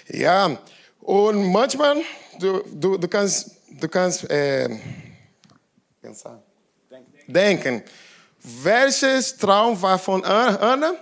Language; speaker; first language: German; non-native, learner; Portuguese